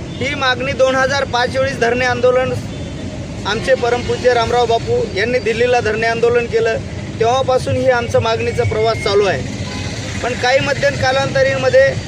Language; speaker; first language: Marathi; non-native, local second language; Lambadi